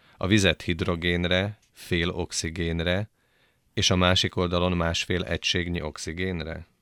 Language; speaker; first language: Hungarian; native; Hungarian